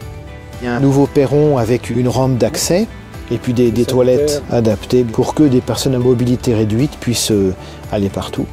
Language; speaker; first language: French; native; French